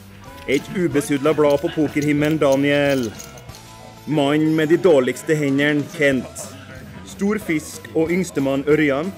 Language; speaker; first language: Norwegian; native; Norwegian